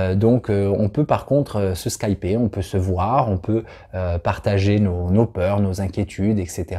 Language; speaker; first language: French; native; French